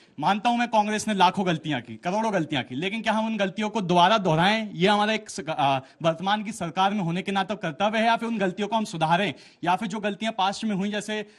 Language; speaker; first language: Hindi; native; Hindi